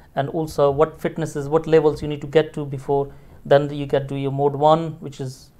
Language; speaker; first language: English; non-native, fluent; Punjabi